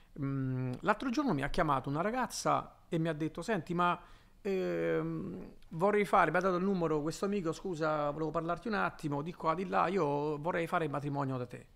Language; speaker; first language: Italian; native; Italian